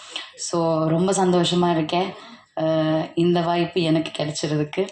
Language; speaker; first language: Tamil; non-native, learner; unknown